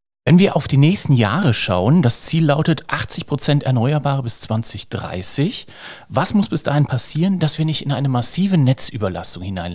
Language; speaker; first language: German; native; German